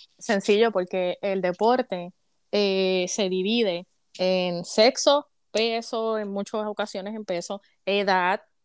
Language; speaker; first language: Spanish; native; Spanish